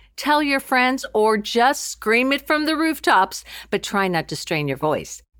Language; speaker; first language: English; native; English